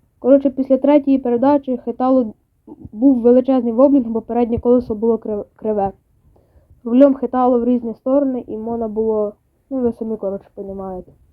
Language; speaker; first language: Ukrainian; native; Ukrainian